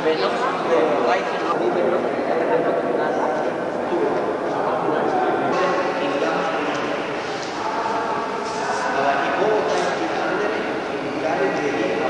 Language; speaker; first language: German; non-native, learner; Spanish